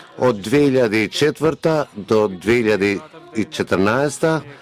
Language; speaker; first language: Macedonian; non-native, local second language; Romany